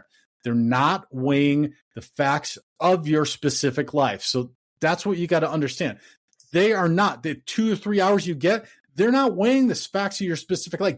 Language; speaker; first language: English; native; English